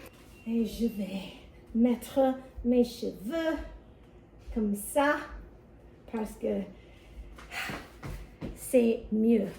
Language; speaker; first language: French; non-native, learner; English